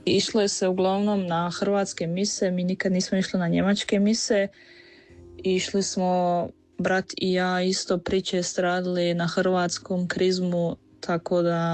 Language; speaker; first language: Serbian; early bilingual, heritage; Croatian